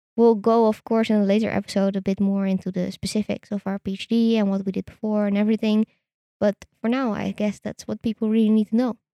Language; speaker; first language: English; non-native, fluent; Dutch